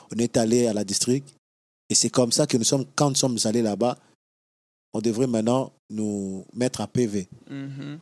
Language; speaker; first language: French; non-native, local second language; Lingala